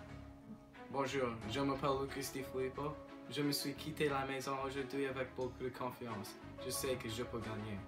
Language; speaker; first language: French; non-native, learner; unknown